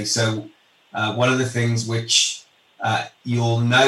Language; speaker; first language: English; native; English